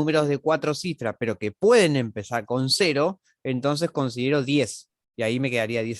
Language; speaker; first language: Spanish; native; Spanish